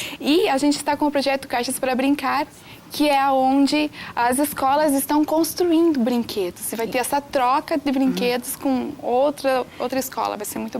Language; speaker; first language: Portuguese; native; Portuguese